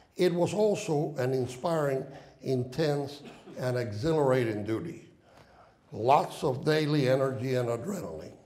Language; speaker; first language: English; non-native, fluent; Spanish